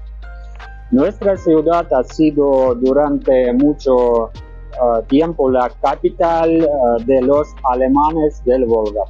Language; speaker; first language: Spanish; non-native, learner; Russian